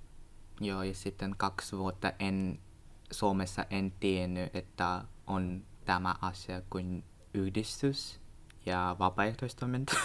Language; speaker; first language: Finnish; non-native, learner; Russian